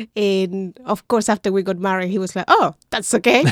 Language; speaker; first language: English; non-native, learner; Spanish